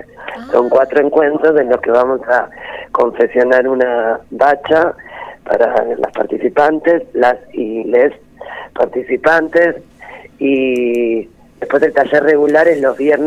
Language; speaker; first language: Spanish; native; Spanish